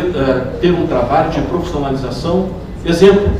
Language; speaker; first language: Portuguese; native; Portuguese